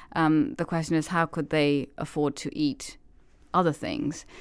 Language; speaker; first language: English; native; English